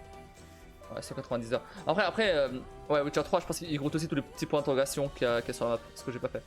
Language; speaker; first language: French; native; French